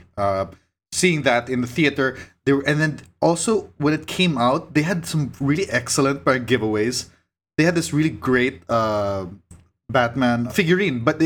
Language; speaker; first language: English; non-native, local second language; Cebuano